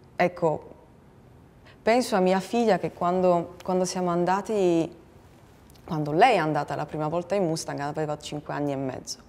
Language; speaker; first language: Italian; non-native, fluent; Polish